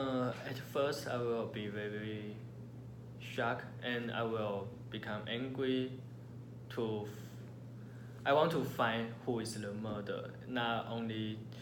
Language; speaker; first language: English; non-native, learner; Chinese